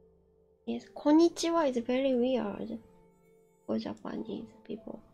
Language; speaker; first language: English; non-native, learner; Japanese